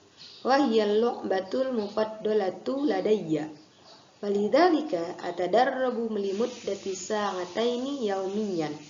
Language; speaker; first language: Arabic; non-native, fluent; Indonesian